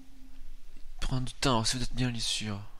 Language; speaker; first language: French; native; French